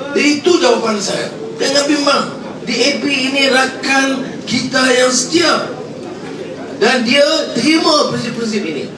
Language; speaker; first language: Malay; native; Malay